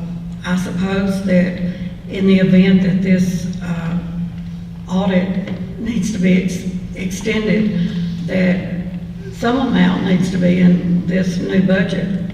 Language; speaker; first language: English; native; English